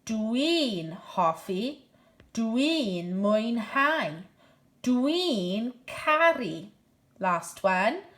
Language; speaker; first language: Welsh; non-native, local second language; English